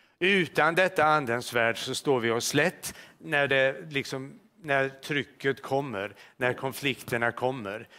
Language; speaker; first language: Swedish; native; Swedish